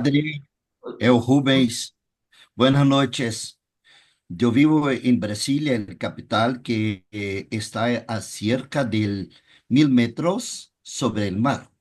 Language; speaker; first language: Spanish; non-native, learner; Portuguese